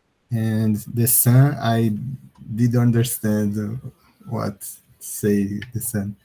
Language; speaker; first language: English; non-native, learner; Portuguese